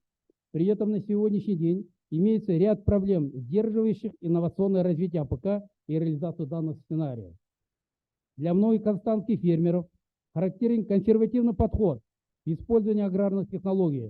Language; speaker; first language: Russian; native; Russian